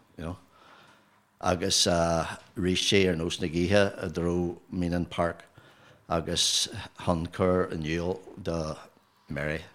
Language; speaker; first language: Irish; non-native, local second language; English